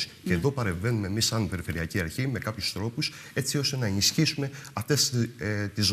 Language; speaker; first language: Greek; native; Greek